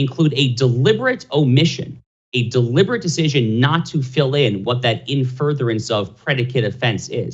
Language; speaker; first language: English; native; English